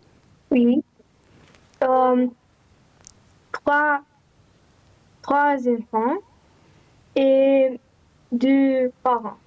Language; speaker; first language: French; non-native, learner; Romanian